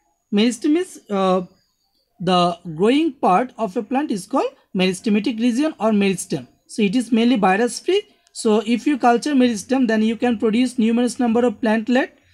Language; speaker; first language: English; non-native, local second language; Bangla